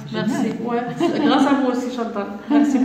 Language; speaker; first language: French; non-native, learner; Arabic